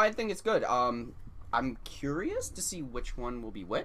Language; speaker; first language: English; native; English